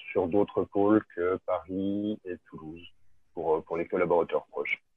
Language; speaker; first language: French; native; French